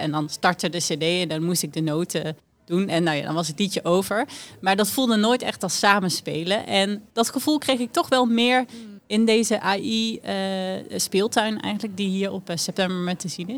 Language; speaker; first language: Dutch; native; Dutch